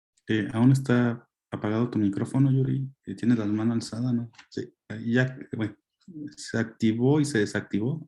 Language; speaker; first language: Spanish; native; Spanish